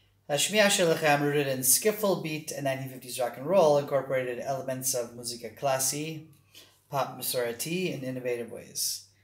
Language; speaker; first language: English; native; English